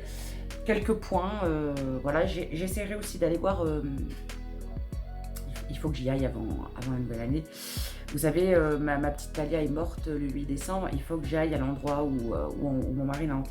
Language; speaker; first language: French; native; French